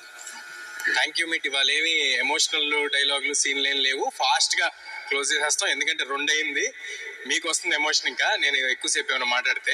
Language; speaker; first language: Telugu; native; Telugu